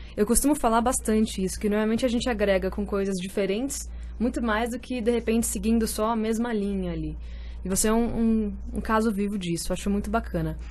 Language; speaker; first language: Portuguese; native; Portuguese